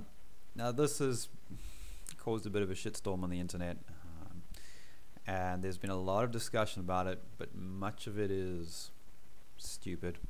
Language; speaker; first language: English; native; English